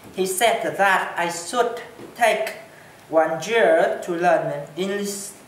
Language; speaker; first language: English; non-native, learner; Chinese